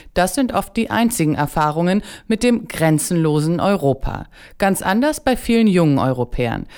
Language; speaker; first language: German; native; German